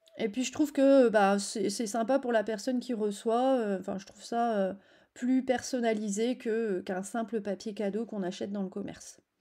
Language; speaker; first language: French; native; French